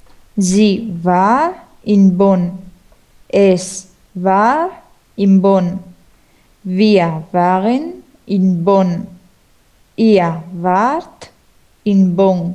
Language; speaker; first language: German; non-native, learner; Spanish